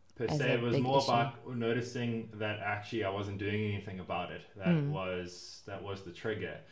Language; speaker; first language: English; native; English